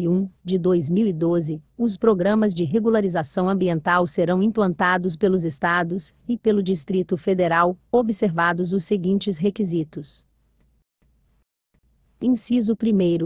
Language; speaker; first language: Portuguese; native; Portuguese